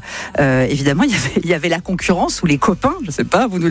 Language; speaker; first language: French; native; French